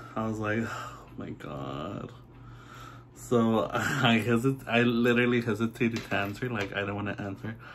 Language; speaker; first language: English; early bilingual, other home language; Spanish